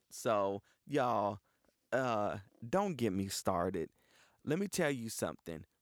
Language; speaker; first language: English; native; English